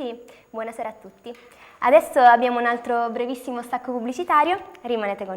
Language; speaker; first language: Italian; native; Italian